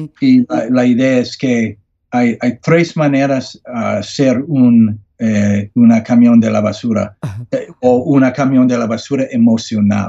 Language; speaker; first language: Spanish; non-native, learner; English